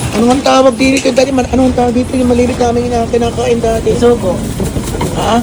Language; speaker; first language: Filipino; native; Filipino